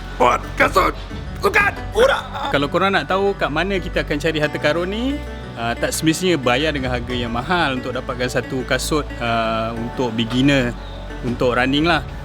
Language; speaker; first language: Malay; native; Malay